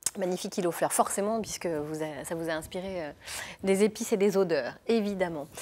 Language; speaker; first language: French; native; French